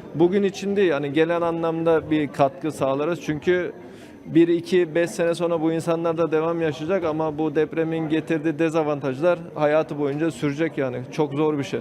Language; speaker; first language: Turkish; early bilingual, heritage; Turkish